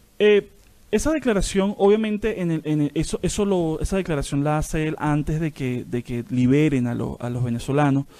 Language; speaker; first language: Spanish; native; Spanish